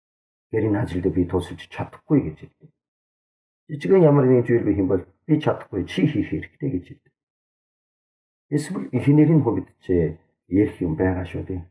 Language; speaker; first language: Mongolian; non-native, fluent; Korean